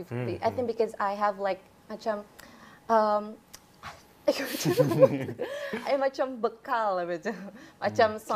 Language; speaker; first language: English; non-native, fluent; Indonesian